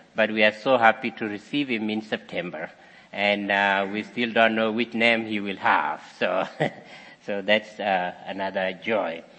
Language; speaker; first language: English; non-native, fluent; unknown